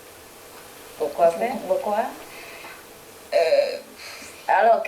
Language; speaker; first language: French; non-native, learner; Vietnamese